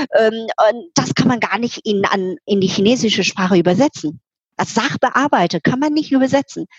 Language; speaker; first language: German; non-native, fluent; Chinese